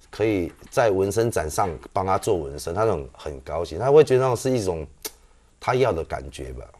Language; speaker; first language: Chinese; native; Chinese